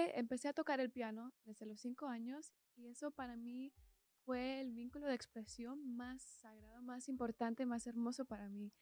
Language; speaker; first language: Spanish; early bilingual, heritage; Spanish